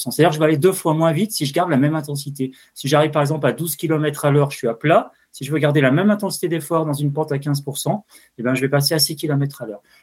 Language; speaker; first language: French; native; French